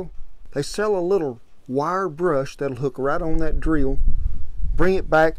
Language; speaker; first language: English; native; English